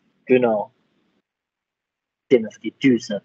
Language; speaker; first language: German; native; German